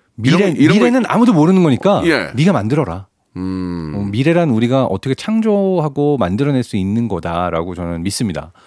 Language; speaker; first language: Korean; early bilingual, other home language; German